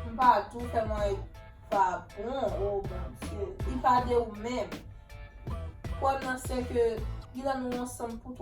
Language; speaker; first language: French; non-native, local second language; Haitian Creole